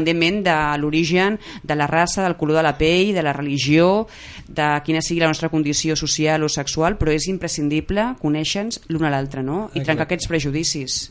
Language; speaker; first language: Catalan; native; Catalan